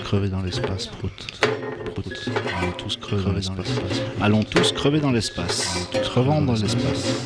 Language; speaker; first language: French; native; French